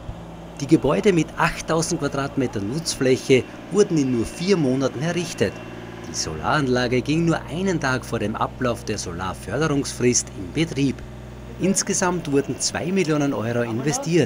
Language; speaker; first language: German; native; German